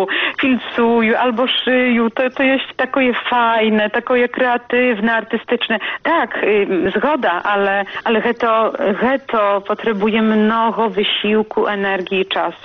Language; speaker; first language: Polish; non-native, local second language; Belarusian